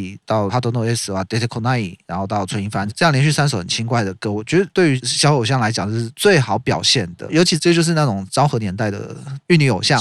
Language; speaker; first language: Chinese; native; Chinese